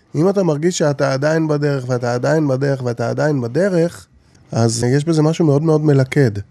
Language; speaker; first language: Hebrew; native; Hebrew